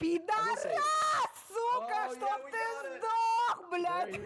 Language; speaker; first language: Russian; native; Russian